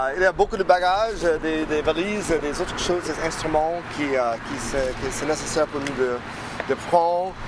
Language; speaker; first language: French; non-native, learner; English